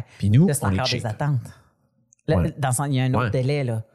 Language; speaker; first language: French; native; French